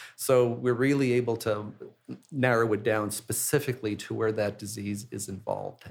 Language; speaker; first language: English; native; English